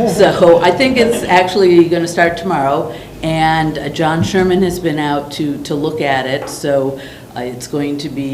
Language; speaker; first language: English; native; English